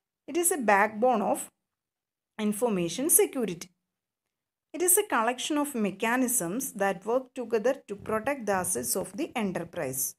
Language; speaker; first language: English; non-native, local second language; Malayalam